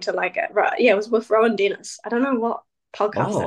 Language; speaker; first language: English; native; English